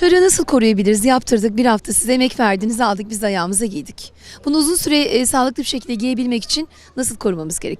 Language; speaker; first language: Turkish; native; Turkish